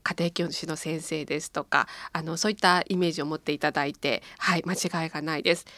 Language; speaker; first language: Japanese; native; Japanese